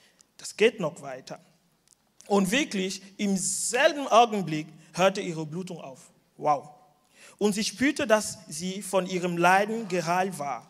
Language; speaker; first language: German; non-native, fluent; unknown